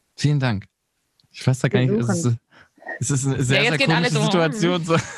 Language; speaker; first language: German; native; German